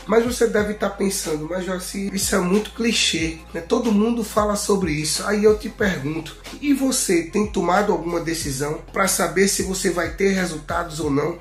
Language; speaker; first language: Portuguese; native; Portuguese